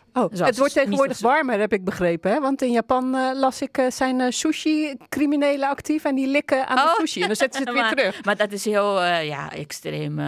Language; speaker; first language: Dutch; non-native, fluent; Japanese